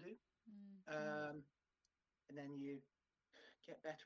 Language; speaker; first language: English; native; English